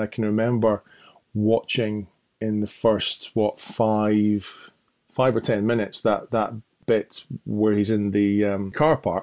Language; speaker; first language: English; native; English